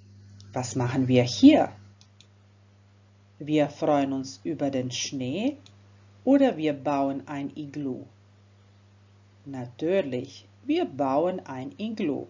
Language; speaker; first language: German; non-native, fluent; Croatian